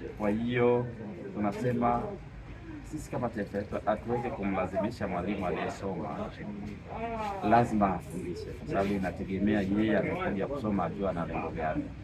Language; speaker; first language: Swahili; native; Swahili